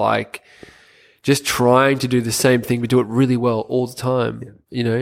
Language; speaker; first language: English; native; English